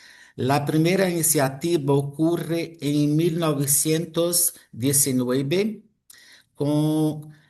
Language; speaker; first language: Spanish; non-native, fluent; Portuguese